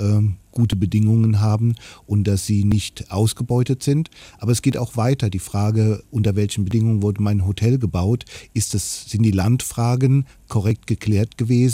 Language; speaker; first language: German; native; German